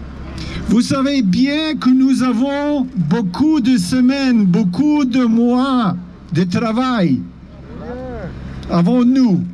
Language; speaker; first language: French; non-native, fluent; Ukrainian